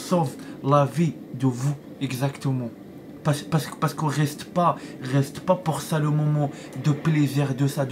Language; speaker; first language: French; non-native, learner; Arabic